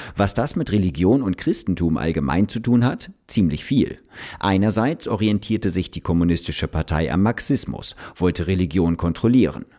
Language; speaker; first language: German; native; German